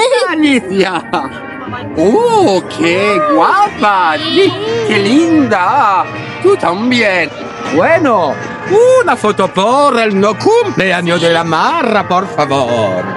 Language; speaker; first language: Spanish; non-native, learner; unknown